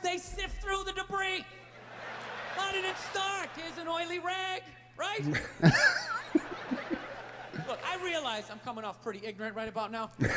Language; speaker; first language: English; native; English